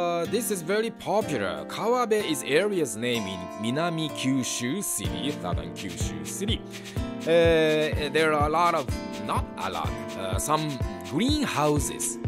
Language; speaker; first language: English; non-native, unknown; Japanese